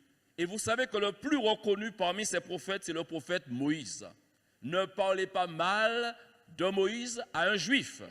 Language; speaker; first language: French; native; French